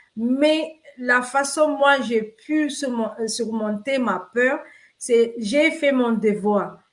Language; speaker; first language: French; non-native, fluent; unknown